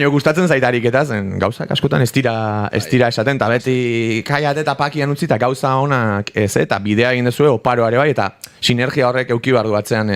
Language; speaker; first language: Basque; native; Basque